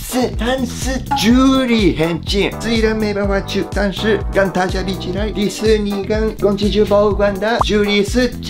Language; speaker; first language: Chinese; non-native, fluent; Japanese